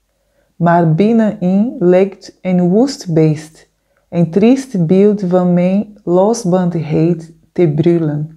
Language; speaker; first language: Dutch; non-native, fluent; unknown